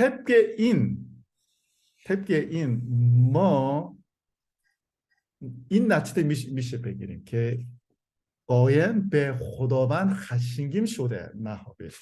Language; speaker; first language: Persian; non-native, learner; Korean